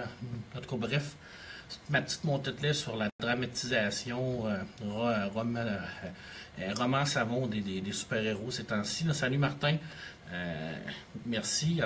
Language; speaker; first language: French; native; French